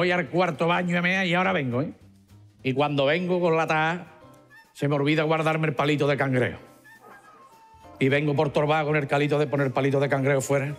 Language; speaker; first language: Spanish; native; Spanish